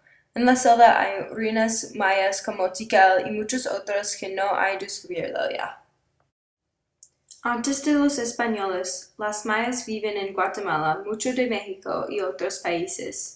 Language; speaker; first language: Spanish; non-native, learner; English